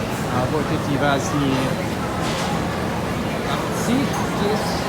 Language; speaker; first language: Russian; non-native, fluent; English